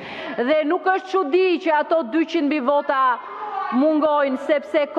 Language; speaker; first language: Albanian; native; Albanian